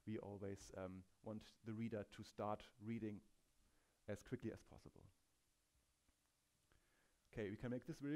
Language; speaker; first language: English; non-native, fluent; German